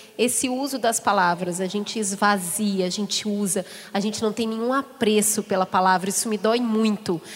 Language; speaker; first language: Portuguese; native; Portuguese